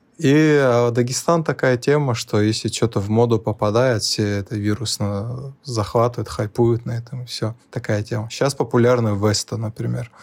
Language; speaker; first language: Russian; non-native, local second language; Lezghian